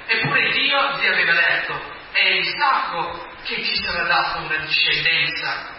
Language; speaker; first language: Italian; non-native, fluent; English